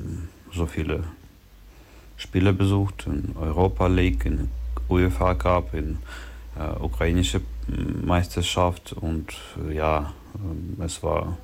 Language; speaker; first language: German; non-native, learner; Ukrainian